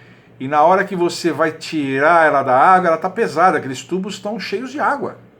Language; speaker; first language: Portuguese; native; Portuguese